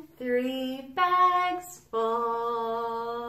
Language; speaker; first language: English; native; English